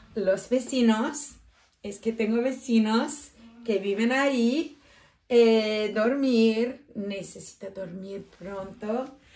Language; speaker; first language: Spanish; non-native, learner; English